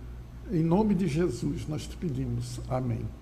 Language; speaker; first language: Portuguese; native; Portuguese